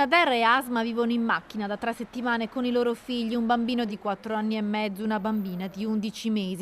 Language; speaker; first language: Italian; native; Italian